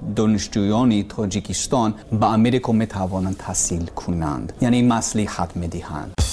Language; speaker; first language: Persian; non-native, learner; English